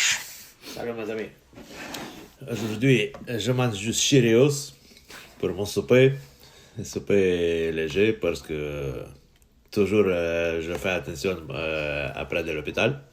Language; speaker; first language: French; non-native, learner; Ukrainian